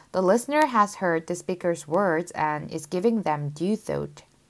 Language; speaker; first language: English; non-native, fluent; Korean